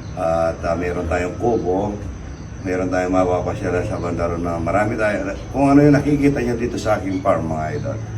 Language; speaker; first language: Filipino; non-native, local second language; Pampanga